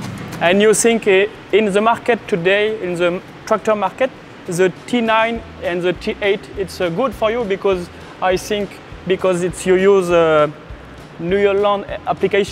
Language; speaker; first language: English; non-native, learner; French